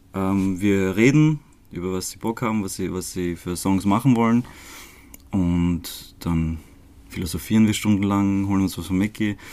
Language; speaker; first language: German; early bilingual, other home language; Croatian